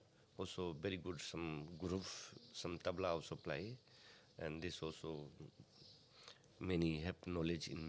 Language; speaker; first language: English; non-native, learner; Hindi